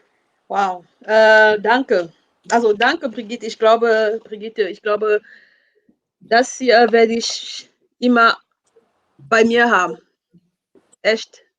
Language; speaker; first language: German; non-native, fluent; French